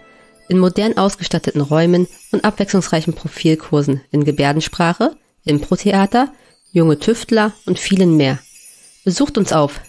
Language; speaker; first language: German; native; German